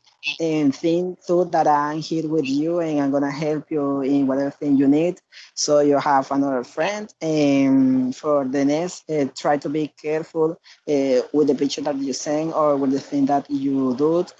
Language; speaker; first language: English; non-native, learner; Spanish